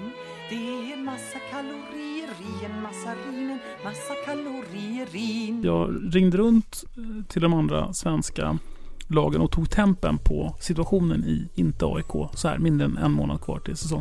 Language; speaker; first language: Swedish; native; Swedish